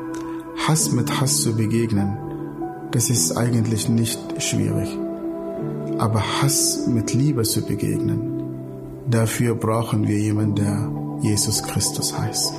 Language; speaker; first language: German; non-native, fluent; Arabic